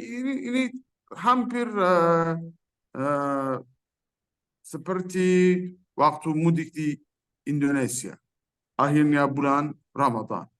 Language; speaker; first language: Indonesian; non-native, fluent; Persian